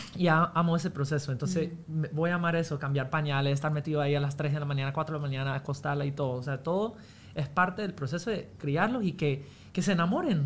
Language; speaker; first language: Spanish; non-native, fluent; English